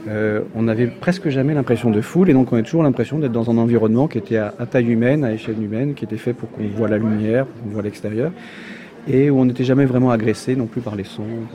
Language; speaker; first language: French; native; French